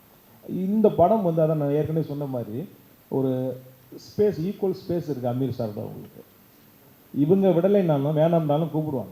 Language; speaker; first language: Tamil; native; Tamil